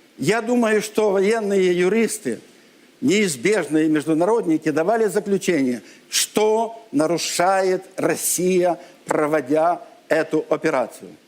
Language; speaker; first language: Russian; non-native, local second language; Ukrainian